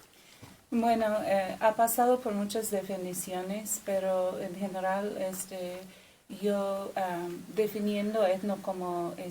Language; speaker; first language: Spanish; non-native, fluent; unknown